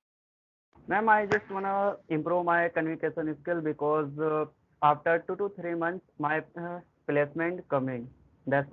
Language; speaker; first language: English; non-native, learner; Hindi